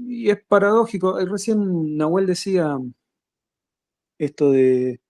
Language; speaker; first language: Spanish; native; Spanish